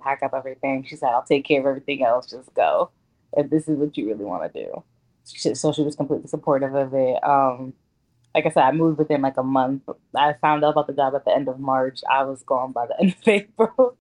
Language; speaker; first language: English; native; English